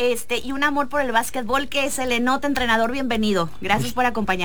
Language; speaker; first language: Spanish; native; Spanish